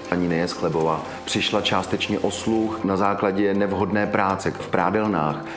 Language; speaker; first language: Czech; native; Czech